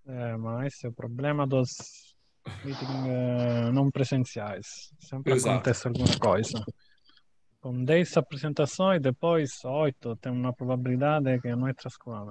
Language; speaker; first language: Portuguese; non-native, fluent; Italian